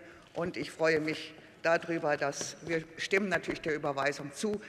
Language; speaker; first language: German; native; German